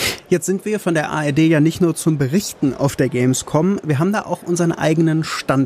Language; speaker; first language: German; native; German